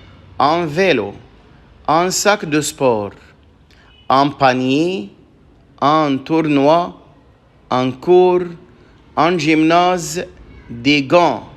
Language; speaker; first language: French; non-native, fluent; Arabic